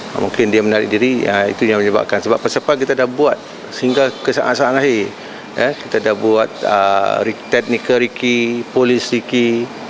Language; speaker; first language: Malay; native; Malay